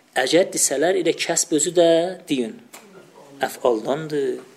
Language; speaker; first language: Persian; non-native, local second language; Azerbaijani